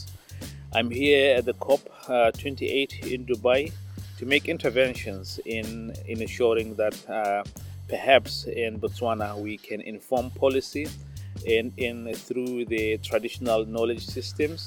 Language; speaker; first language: English; non-native, local second language; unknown